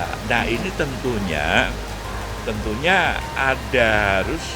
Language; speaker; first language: Indonesian; native; Indonesian